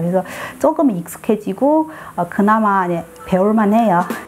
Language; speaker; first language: Korean; non-native, fluent; Chinese